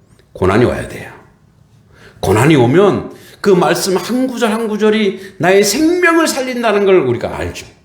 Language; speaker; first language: Korean; native; Korean